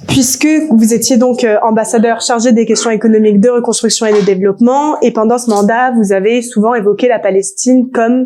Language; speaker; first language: French; native; French